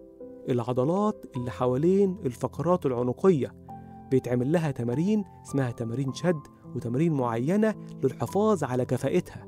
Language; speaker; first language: Arabic; native; Arabic